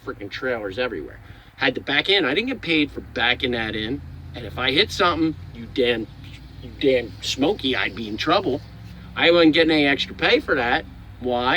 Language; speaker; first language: English; native; English